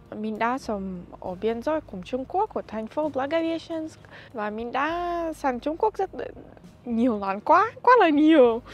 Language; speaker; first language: Vietnamese; non-native, fluent; Russian